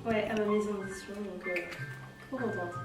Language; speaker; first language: French; native; French